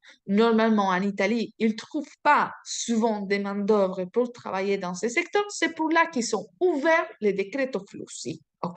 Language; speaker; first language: French; non-native, fluent; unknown